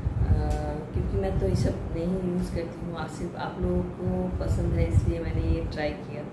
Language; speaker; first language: Hindi; non-native, local second language; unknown